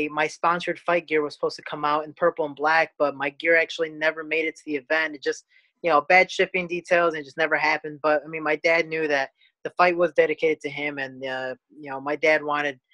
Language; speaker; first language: English; native; English